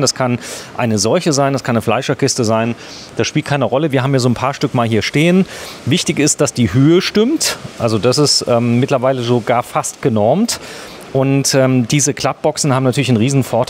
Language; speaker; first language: German; native; German